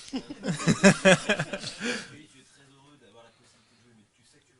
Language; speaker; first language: French; native; French